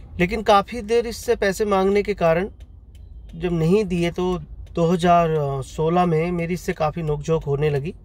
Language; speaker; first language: Hindi; native; Hindi